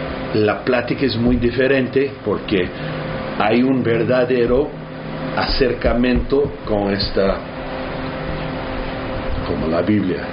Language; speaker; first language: Spanish; early bilingual, heritage; English